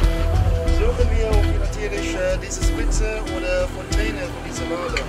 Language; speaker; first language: German; non-native, fluent; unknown